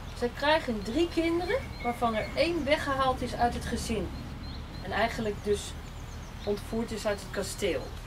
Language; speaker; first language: Dutch; native; Dutch